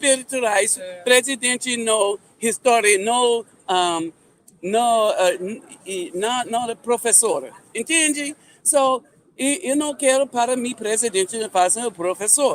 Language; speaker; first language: Portuguese; non-native, learner; English